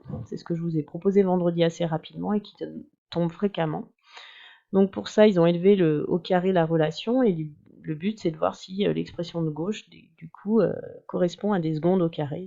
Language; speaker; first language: French; native; French